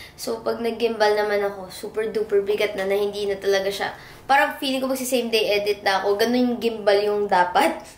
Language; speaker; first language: Filipino; native; Filipino